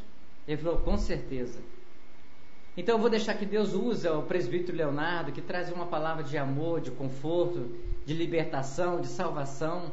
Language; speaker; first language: Portuguese; native; Portuguese